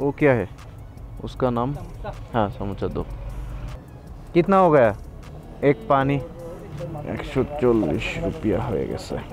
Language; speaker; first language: Hindi; non-native, learner; Bangla